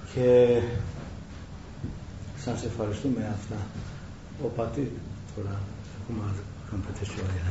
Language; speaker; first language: Greek; non-native, learner; Romanian